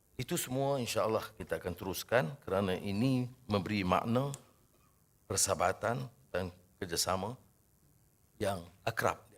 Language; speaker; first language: Malay; native; Malay